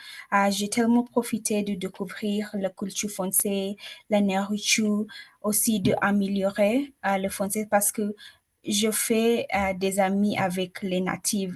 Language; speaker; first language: French; non-native, learner; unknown